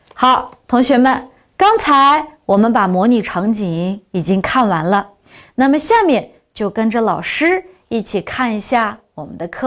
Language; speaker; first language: Chinese; non-native, local second language; Uyghur